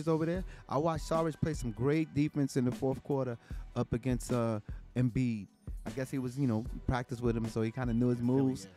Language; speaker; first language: English; native; English